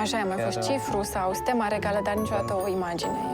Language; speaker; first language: Romanian; native; Romanian